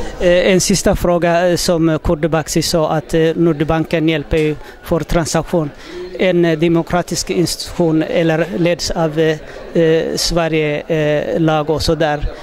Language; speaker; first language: Swedish; non-native, fluent; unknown